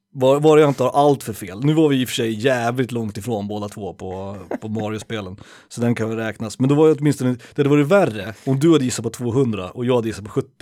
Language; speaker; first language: Swedish; native; Swedish